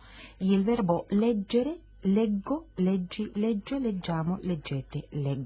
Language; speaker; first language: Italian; non-native, fluent; Spanish